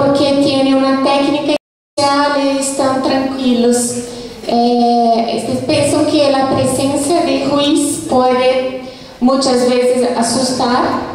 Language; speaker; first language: Spanish; non-native, fluent; Portuguese